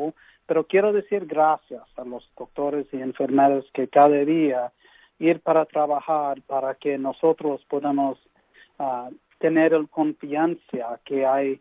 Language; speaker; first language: Spanish; early bilingual, heritage; English